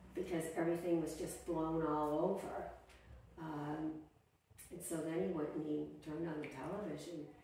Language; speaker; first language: English; native; English